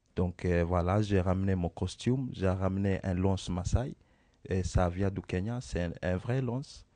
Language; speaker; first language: French; non-native, learner; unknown